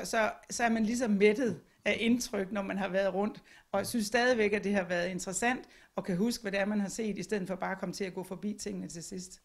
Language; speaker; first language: Danish; native; Danish